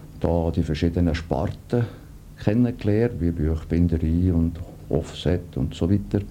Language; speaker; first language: German; native; German